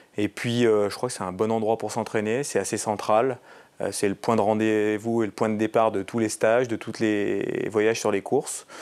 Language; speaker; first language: French; native; French